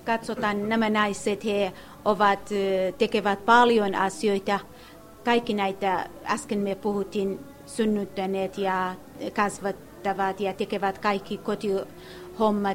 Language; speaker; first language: Finnish; non-native, learner; Kurdish